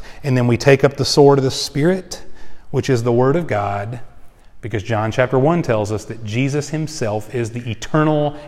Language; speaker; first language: English; native; English